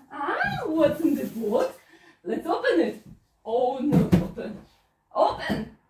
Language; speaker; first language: English; non-native, fluent; Russian